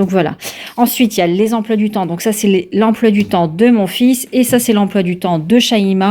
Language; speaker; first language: French; native; French